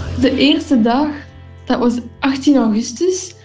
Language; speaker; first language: Dutch; non-native, local second language; English